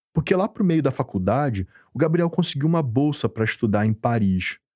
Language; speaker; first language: Portuguese; native; Portuguese